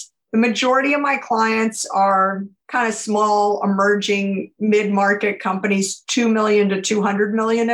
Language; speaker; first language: English; native; English